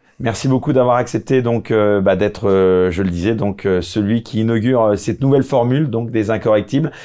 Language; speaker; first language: French; native; French